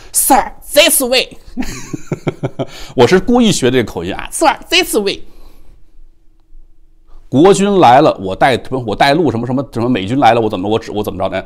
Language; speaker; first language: Chinese; native; Chinese